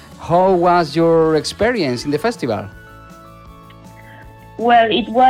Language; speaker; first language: English; non-native, fluent; Spanish